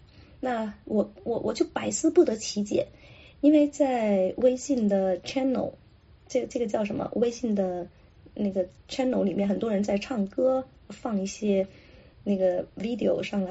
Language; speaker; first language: Chinese; non-native, local second language; Cantonese